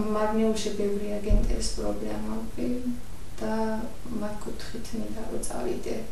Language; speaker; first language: Georgian; non-native, local second language; Azerbaijani